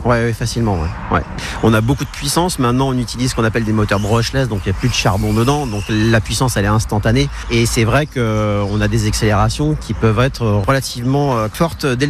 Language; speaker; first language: French; native; French